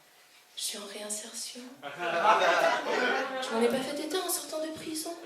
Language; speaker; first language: French; native; French